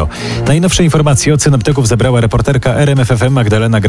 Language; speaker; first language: Polish; native; Polish